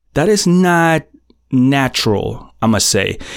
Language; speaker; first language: English; non-native, local second language; Filipino